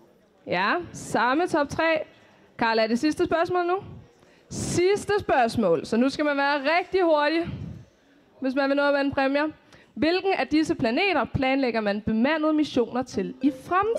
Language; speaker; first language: Danish; native; Danish